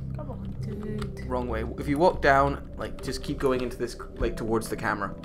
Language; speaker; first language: English; native; English